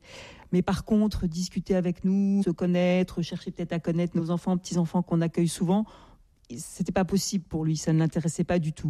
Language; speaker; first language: French; native; French